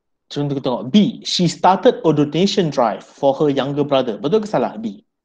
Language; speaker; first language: English; non-native, local second language; Malay